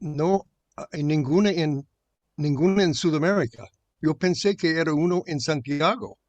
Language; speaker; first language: Spanish; non-native, fluent; English